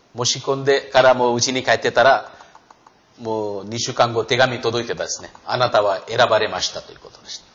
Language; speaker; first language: Japanese; non-native, fluent; Hindi